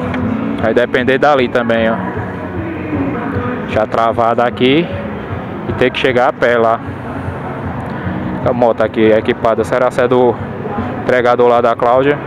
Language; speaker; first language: Portuguese; native; Portuguese